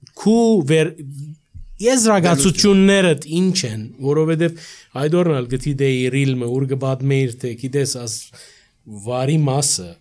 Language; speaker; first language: Armenian; early bilingual, heritage; Armenian